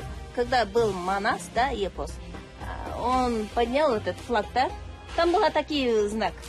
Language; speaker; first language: Russian; non-native, local second language; Kyrgyz